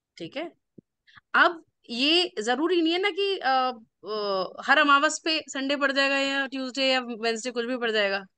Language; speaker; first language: Hindi; native; Hindi